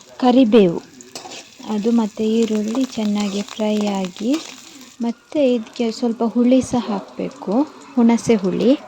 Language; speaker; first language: Kannada; non-native, local second language; Tulu